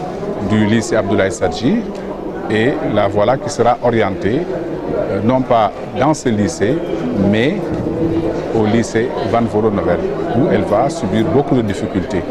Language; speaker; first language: French; non-native, local second language; Wolof